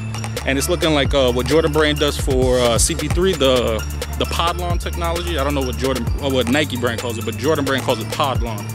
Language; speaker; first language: English; native; English